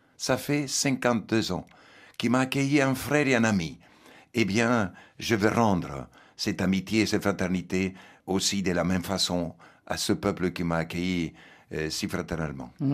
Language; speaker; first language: French; non-native, fluent; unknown